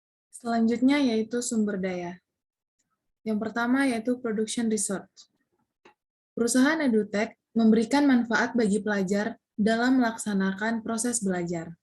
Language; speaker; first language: Indonesian; native; Indonesian